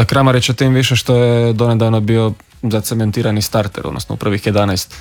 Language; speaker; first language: Serbian; native; Serbian